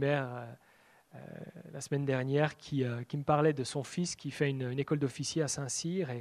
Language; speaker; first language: French; native; French